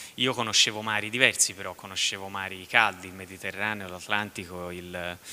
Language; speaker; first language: Italian; native; Italian